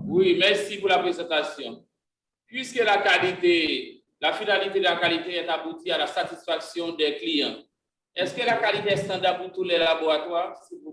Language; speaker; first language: French; non-native, local second language; Haitian Creole